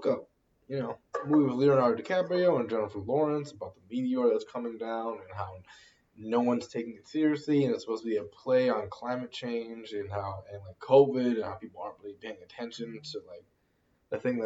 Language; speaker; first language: English; native; English